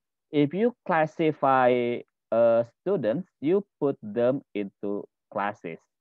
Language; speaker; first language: English; non-native, fluent; Indonesian